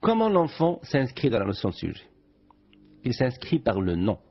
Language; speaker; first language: French; non-native, local second language; Arabic